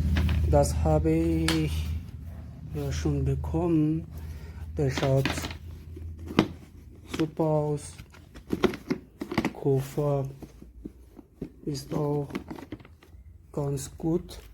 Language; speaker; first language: German; non-native, learner; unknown